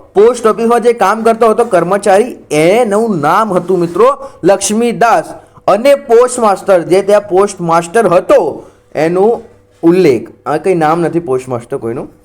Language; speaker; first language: Gujarati; non-native, local second language; Marathi